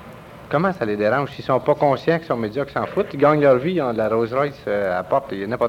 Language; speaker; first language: French; native; French